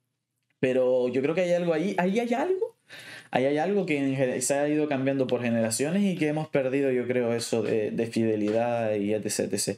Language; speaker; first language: Spanish; native; Spanish